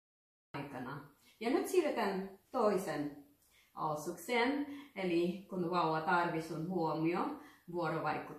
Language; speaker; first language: Finnish; non-native, learner; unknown